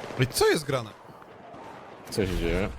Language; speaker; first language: Polish; native; Polish